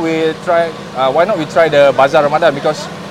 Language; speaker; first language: English; non-native, local second language; Malay